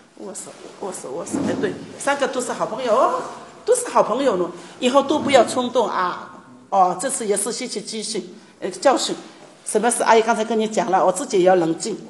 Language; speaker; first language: Chinese; native; Chinese